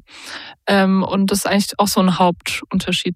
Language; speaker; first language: German; native; German